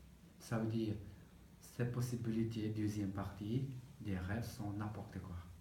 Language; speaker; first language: French; non-native, learner; Tibetan